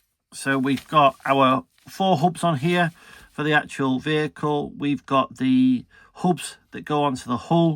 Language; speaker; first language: English; native; English